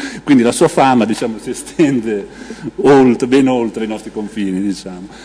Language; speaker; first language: Italian; native; Italian